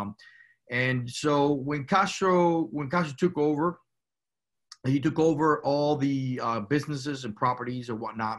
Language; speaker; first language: English; early bilingual, other home language; Spanish